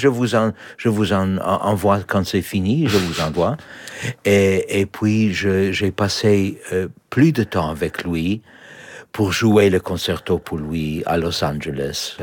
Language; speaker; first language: French; non-native, fluent; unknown